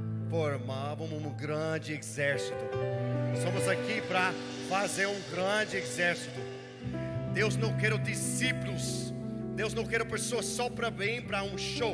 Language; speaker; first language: Portuguese; non-native, learner; English